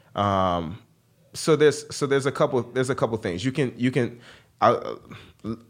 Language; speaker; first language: English; native; English